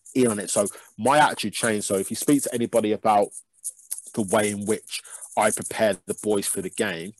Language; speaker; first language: English; native; English